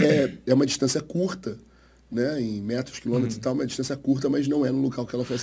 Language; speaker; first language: Portuguese; native; Portuguese